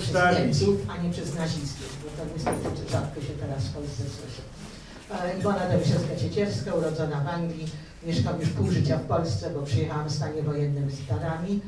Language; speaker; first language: Polish; early bilingual, heritage; Polish